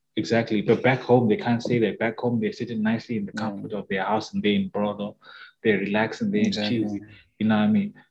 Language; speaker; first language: English; non-native, local second language; Shona